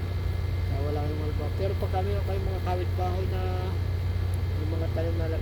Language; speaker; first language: Filipino; native; Filipino